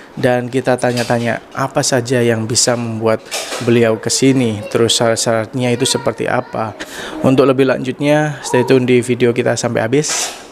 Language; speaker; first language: Indonesian; native; Indonesian